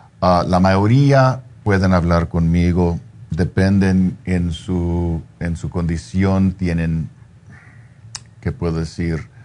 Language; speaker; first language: Spanish; non-native, fluent; English